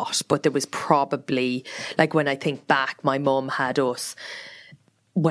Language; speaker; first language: English; native; English